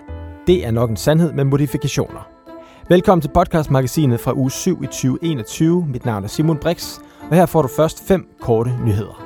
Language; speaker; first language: Danish; native; Danish